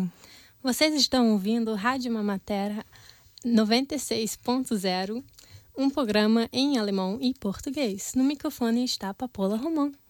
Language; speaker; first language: Portuguese; early bilingual, heritage; German